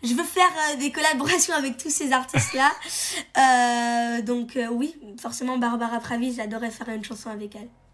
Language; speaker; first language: French; early bilingual, heritage; French